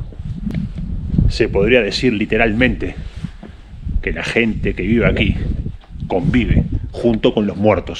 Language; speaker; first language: Spanish; native; Spanish